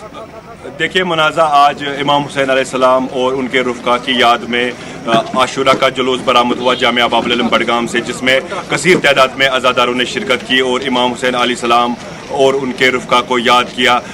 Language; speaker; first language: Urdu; non-native, local second language; Kashmiri